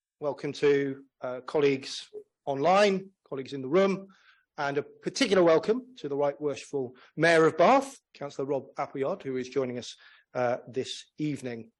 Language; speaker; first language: English; native; English